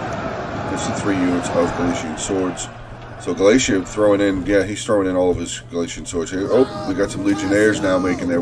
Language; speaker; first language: English; native; English